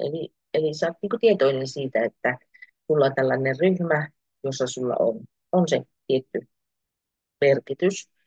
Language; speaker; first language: Finnish; native; Finnish